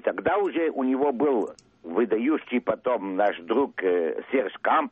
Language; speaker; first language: Russian; early bilingual, heritage; Russian